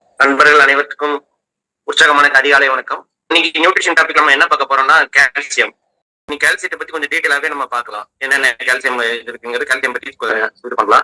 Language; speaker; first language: Tamil; native; Tamil